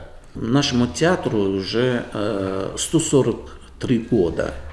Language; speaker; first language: Russian; non-native, local second language; Azerbaijani